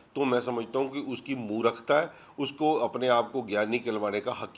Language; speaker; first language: Hindi; non-native, local second language; Punjabi